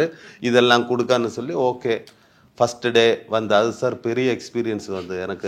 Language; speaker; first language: Tamil; non-native, learner; Malayalam